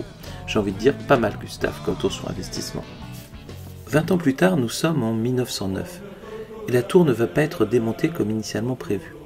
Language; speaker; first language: French; native; French